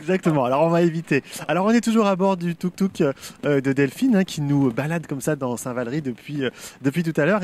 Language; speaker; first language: French; native; French